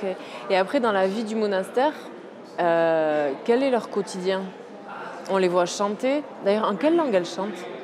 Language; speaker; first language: French; native; French